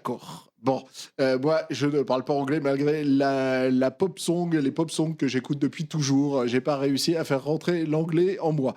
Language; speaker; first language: French; native; French